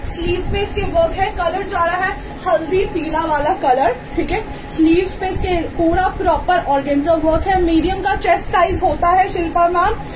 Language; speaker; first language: Hindi; native; Hindi